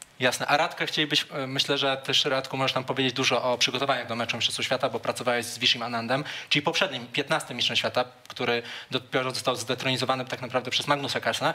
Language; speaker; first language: Polish; native; Polish